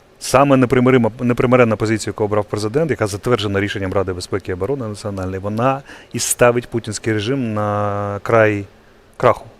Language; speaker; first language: Ukrainian; non-native, local second language; Russian